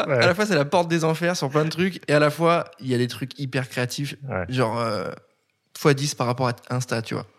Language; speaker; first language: French; native; French